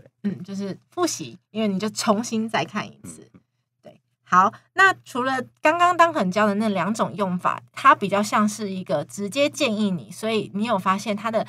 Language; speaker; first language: Chinese; native; Chinese